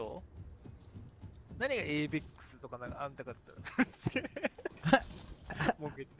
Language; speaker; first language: Japanese; native; Japanese